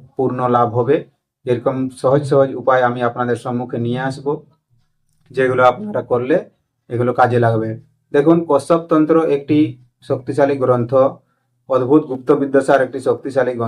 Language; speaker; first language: Bangla; non-native, local second language; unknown